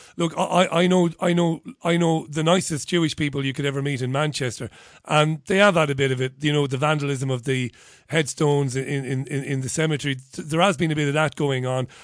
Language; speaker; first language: English; native; English